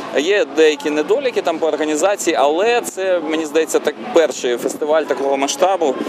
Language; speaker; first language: Ukrainian; non-native, local second language; Russian